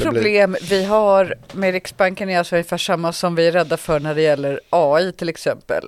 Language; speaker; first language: Swedish; native; Swedish